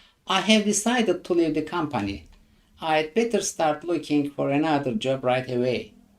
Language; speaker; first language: English; non-native, fluent; Turkish